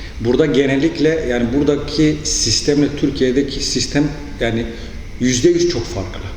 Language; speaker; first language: Turkish; non-native, local second language; Kurdish